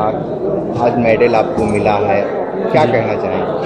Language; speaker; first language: Hindi; native; Hindi